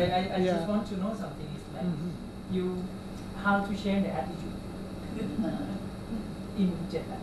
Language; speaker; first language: English; non-native, learner; Thai